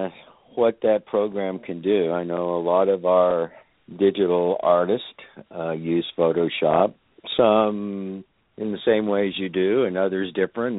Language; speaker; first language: English; native; English